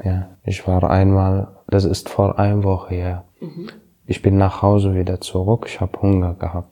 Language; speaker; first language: German; non-native, learner; Arabic